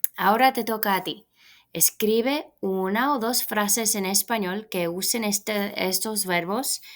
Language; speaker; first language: Spanish; non-native, fluent; English